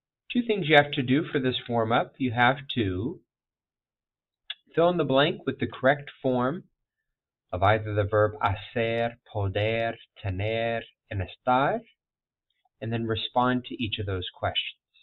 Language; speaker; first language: English; native; English